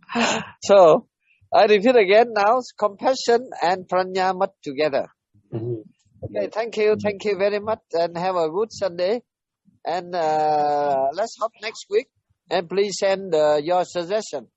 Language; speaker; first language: English; non-native, learner; Vietnamese